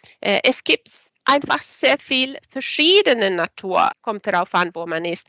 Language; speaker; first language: German; non-native, fluent; Swedish